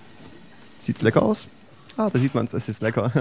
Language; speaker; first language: German; native; German